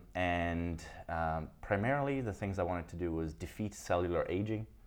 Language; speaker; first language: English; early bilingual, other home language; Italian